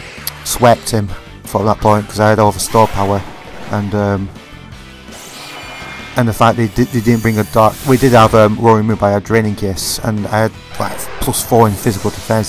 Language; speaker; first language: English; native; English